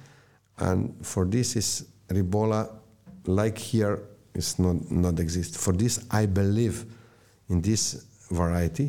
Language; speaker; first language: English; non-native, learner; Slovenian